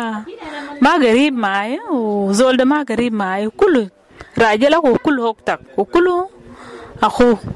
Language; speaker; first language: Arabic; non-native, local second language; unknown